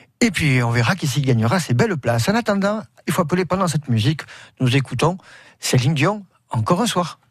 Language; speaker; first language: French; native; French